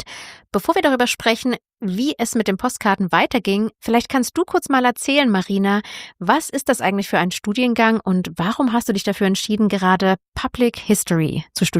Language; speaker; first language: German; native; German